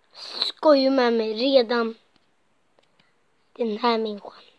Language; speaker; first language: Swedish; non-native, local second language; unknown